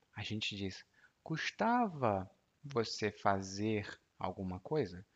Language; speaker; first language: Portuguese; native; Portuguese